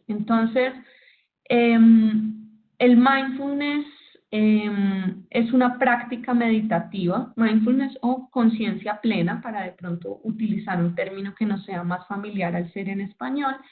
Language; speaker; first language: Spanish; native; Spanish